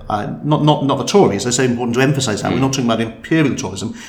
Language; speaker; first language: English; native; English